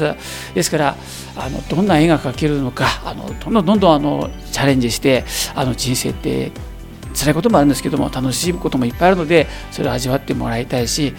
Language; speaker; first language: Japanese; native; Japanese